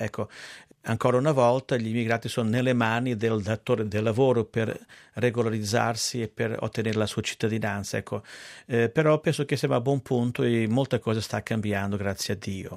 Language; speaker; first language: Italian; non-native, fluent; Portuguese